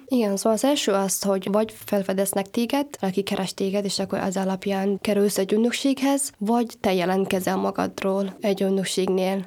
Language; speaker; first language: Hungarian; non-native, fluent; Somali